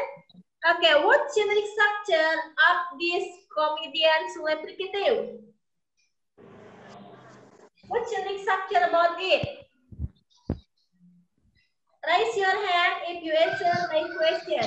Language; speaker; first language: English; non-native, learner; Indonesian